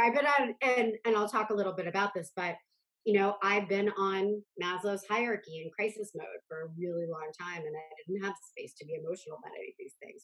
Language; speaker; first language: English; native; English